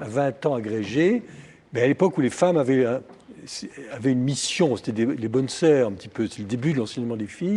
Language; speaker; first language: French; native; French